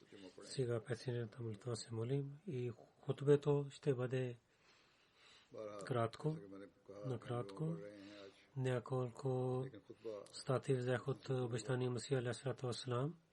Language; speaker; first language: Bulgarian; non-native, learner; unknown